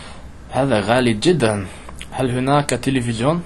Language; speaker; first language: Arabic; non-native, learner; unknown